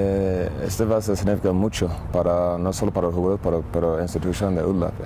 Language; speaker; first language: Spanish; non-native, learner; English